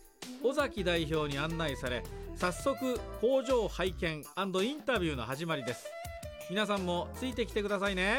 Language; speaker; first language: Japanese; native; Japanese